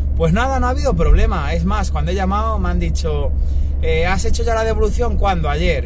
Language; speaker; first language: Spanish; native; Spanish